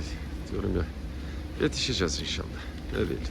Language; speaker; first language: Turkish; native; Turkish